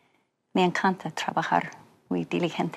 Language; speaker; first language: Spanish; non-native, fluent; English